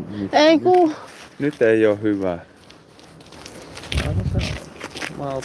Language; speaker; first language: Finnish; non-native, learner; Thai